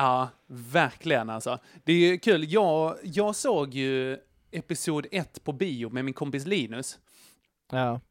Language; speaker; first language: Swedish; native; Swedish